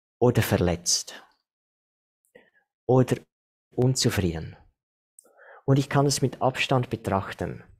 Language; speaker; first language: German; non-native, fluent; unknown